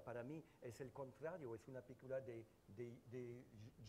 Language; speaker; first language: Spanish; non-native, learner; French